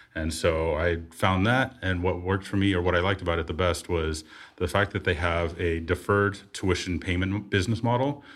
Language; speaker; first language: English; native; English